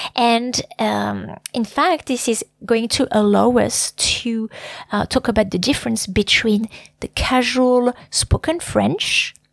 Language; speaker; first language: English; non-native, fluent; French